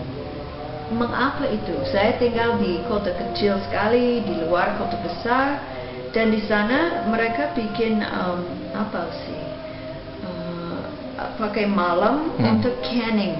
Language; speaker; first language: Indonesian; non-native, fluent; English